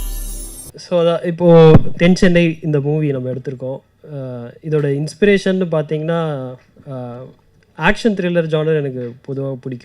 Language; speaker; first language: Tamil; native; Tamil